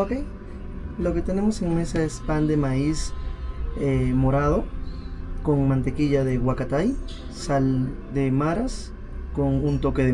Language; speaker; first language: Spanish; native; Spanish